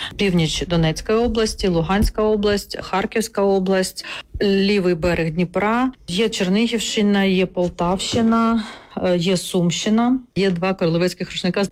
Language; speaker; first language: Ukrainian; non-native, local second language; Russian